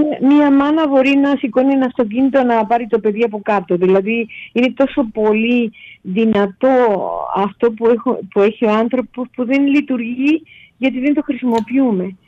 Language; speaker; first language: Greek; non-native, fluent; Spanish